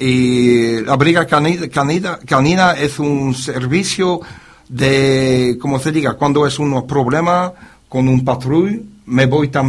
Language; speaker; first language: Spanish; non-native, learner; French